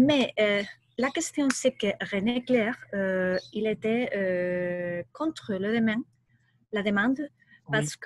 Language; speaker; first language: French; non-native, learner; Spanish